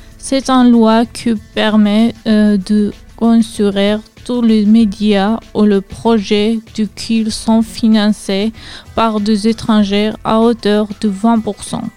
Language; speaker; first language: French; non-native, learner; Georgian